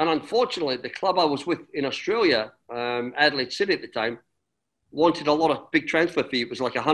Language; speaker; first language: English; native; English